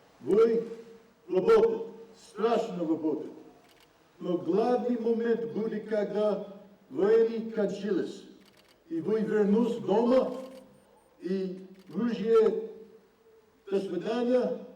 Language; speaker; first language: Russian; non-native, learner; English